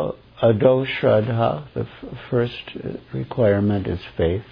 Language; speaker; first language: English; native; English